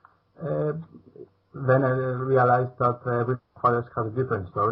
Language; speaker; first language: English; non-native, fluent; Greek